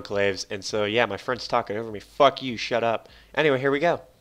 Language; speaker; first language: English; native; English